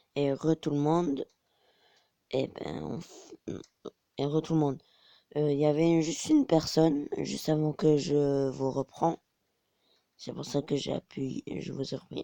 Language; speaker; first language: French; native; French